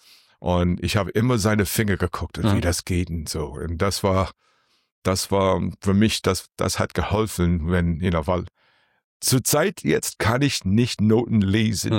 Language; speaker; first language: German; non-native, learner; English